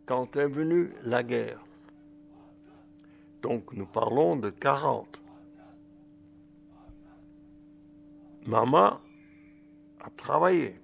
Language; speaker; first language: French; early bilingual, other home language; German